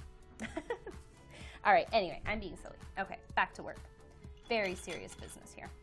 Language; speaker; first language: English; native; English